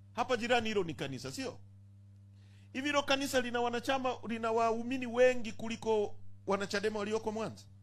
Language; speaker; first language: Swahili; native; Swahili